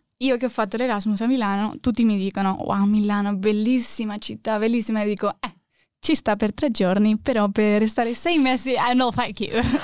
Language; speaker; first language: Spanish; native; Spanish